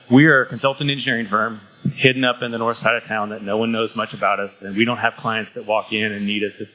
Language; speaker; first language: English; native; English